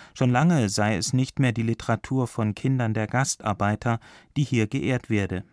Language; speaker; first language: German; native; German